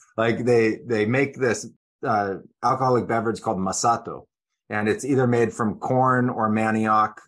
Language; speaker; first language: English; native; English